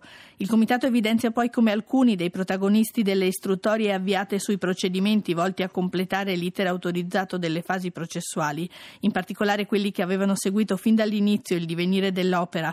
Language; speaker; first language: Italian; native; Italian